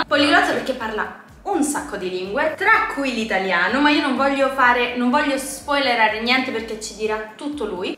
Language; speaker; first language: Italian; native; Italian